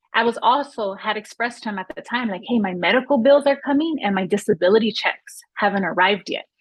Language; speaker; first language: English; native; English